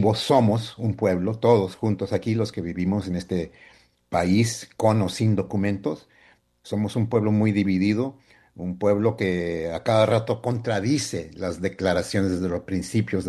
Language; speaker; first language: Spanish; early bilingual, heritage; Spanish